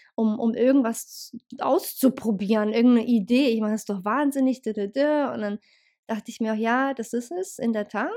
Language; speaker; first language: German; early bilingual, other home language; Bosnian